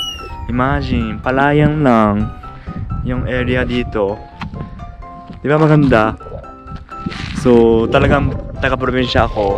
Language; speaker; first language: Filipino; non-native, fluent; Japanese